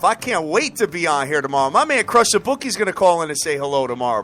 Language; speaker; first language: English; native; English